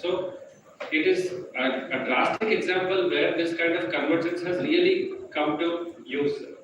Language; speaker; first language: English; non-native, local second language; Telugu